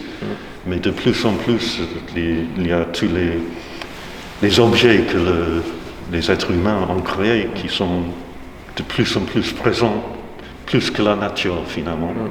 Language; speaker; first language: French; non-native, fluent; English